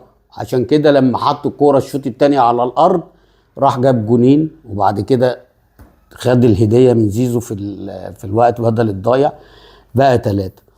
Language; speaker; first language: Arabic; native; Arabic